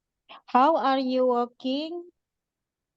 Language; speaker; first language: English; non-native, learner; Indonesian